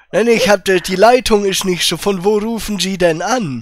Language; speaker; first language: German; native; German